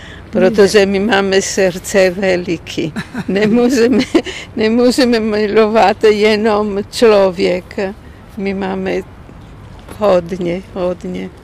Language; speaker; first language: Czech; non-native, learner; Italian